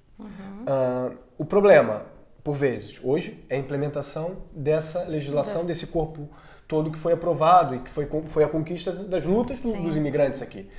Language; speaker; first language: Portuguese; native; Portuguese